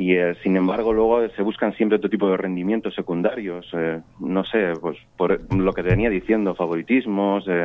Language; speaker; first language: Spanish; native; Spanish